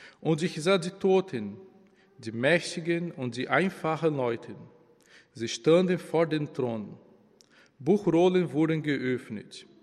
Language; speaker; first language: German; non-native, fluent; Portuguese